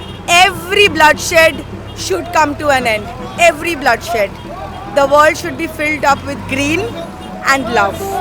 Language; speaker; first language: English; non-native, local second language; Bangla